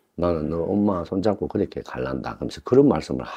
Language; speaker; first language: Korean; native; Korean